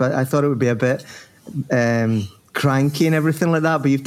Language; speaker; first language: English; native; English